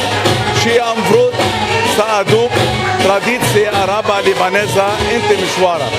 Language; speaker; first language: Romanian; non-native, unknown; Arabic